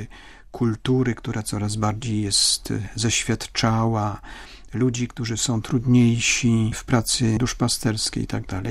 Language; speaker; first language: Polish; native; Polish